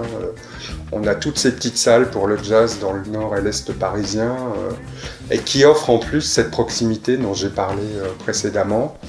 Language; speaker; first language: French; native; French